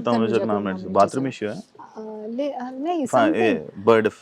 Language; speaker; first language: Telugu; native; Telugu